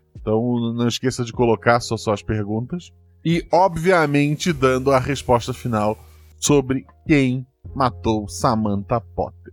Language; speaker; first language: Portuguese; native; Portuguese